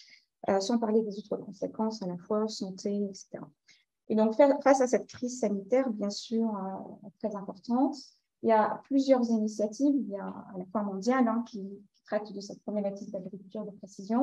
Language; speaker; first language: French; native; French